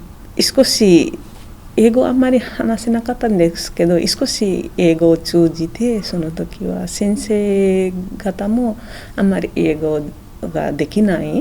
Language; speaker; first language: Japanese; non-native, fluent; Nepali